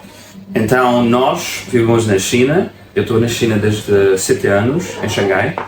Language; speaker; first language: Portuguese; non-native, fluent; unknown